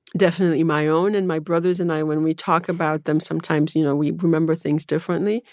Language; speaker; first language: English; early bilingual, other home language; Haitian Creole